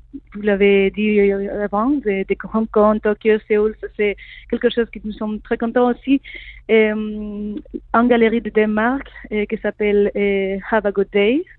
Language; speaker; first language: French; non-native, learner; Spanish